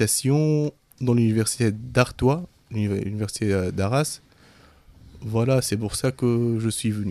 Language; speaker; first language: French; non-native, fluent; Arabic